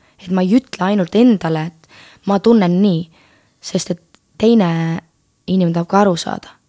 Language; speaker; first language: Estonian; native; Estonian